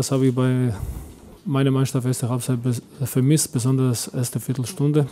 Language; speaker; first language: German; non-native, fluent; Croatian